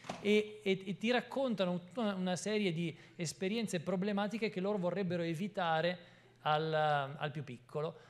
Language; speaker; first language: Italian; native; Italian